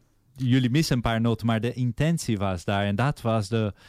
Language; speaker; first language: Dutch; non-native, fluent; Portuguese